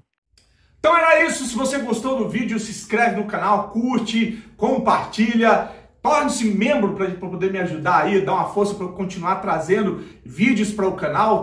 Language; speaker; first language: Portuguese; native; Portuguese